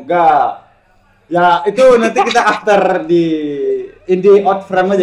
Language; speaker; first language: Indonesian; native; Indonesian